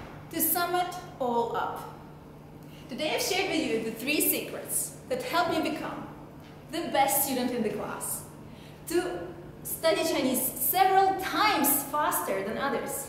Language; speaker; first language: English; non-native, fluent; Russian